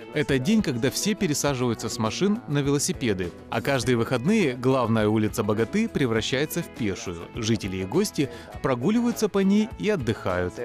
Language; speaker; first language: Russian; non-native, fluent; Spanish